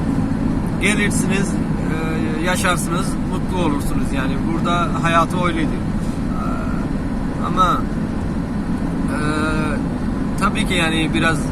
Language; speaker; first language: Turkish; non-native, learner; Urdu